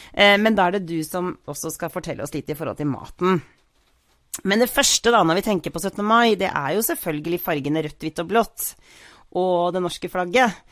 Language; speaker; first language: Norwegian; native; Norwegian